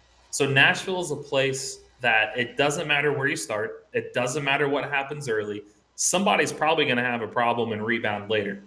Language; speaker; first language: English; native; English